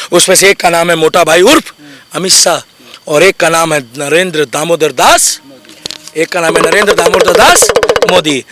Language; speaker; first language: Hindi; native; Hindi